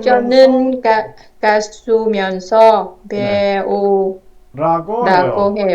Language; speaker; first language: Korean; non-native, learner; Vietnamese